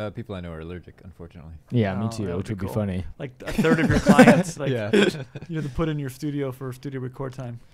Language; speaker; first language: English; native; English